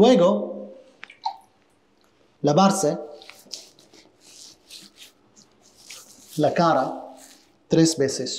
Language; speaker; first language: Spanish; non-native, fluent; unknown